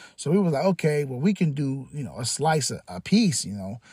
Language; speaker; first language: English; native; English